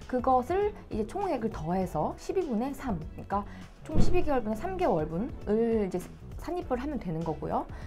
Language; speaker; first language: Korean; native; Korean